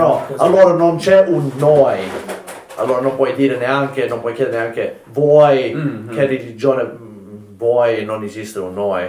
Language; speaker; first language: Italian; early bilingual, heritage; English